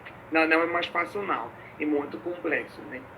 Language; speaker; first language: Portuguese; non-native, fluent; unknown